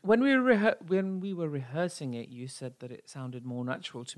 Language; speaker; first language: English; native; English